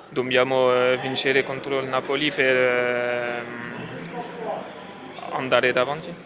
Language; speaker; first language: Italian; non-native, learner; French